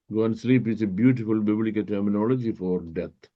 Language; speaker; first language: English; non-native, local second language; Malayalam